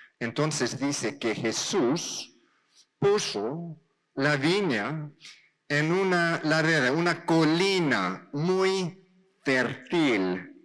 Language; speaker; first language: Spanish; non-native, learner; English